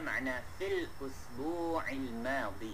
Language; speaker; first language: Arabic; non-native, fluent; Malay